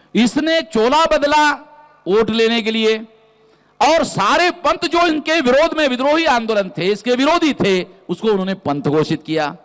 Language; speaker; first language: Hindi; non-native, local second language; Marathi